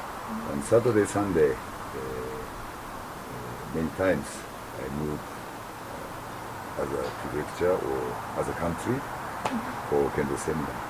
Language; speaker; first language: English; non-native, learner; Japanese